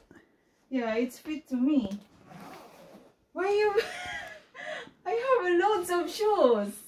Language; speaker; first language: English; non-native, learner; Filipino